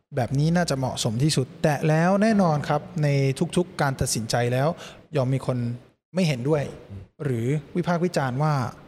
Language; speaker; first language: Thai; early bilingual, other home language; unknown